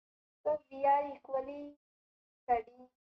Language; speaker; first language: English; non-native, learner; Hindi